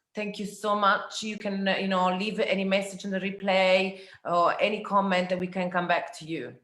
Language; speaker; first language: English; non-native, fluent; Italian